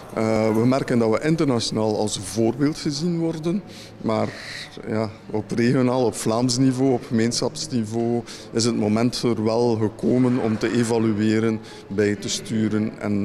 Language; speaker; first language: Dutch; native; Dutch